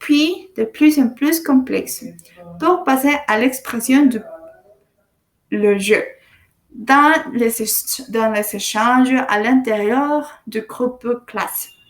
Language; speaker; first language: French; non-native, learner; Spanish